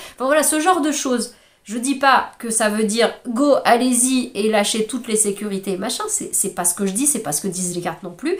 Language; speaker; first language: French; native; French